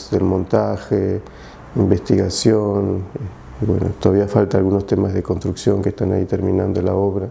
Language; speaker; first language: Spanish; native; Spanish